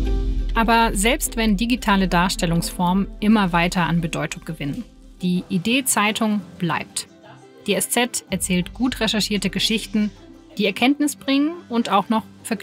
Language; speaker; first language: German; native; German